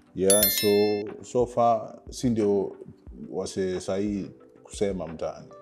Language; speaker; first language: Swahili; native; Swahili